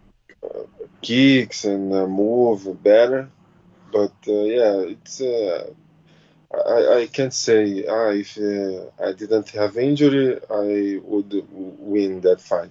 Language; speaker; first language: English; non-native, learner; Portuguese